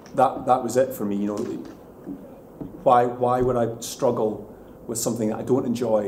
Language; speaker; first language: English; native; English